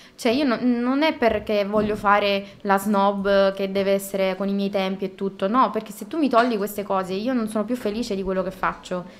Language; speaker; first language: Italian; native; Italian